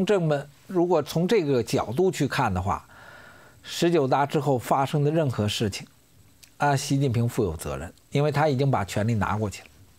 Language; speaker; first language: Chinese; native; Chinese